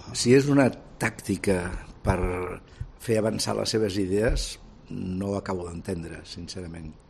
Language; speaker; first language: Catalan; native; Catalan